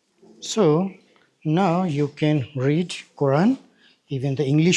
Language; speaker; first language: English; non-native, learner; Bangla